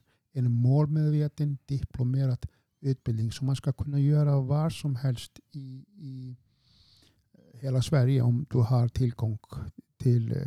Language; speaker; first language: Swedish; non-native, fluent; Icelandic